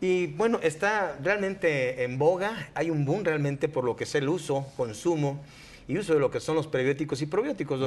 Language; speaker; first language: Spanish; native; Spanish